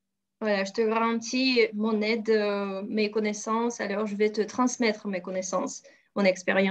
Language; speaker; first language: French; non-native, fluent; Russian